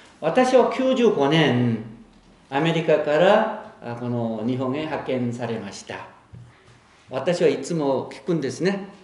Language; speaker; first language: Japanese; non-native, fluent; Korean